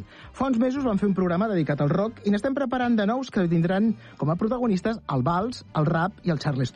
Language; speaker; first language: Catalan; native; Catalan